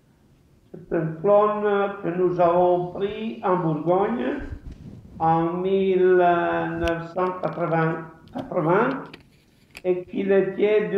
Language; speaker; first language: French; non-native, fluent; Italian